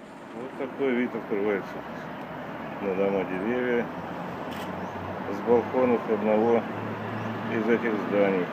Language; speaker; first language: Russian; native; Russian